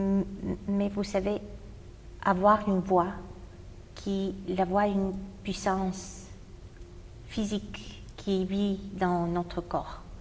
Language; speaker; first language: French; non-native, fluent; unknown